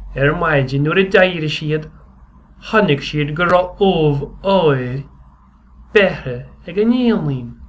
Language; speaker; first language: Irish; native; Irish